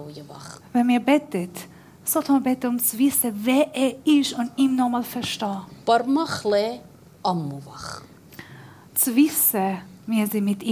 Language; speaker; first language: German; non-native, learner; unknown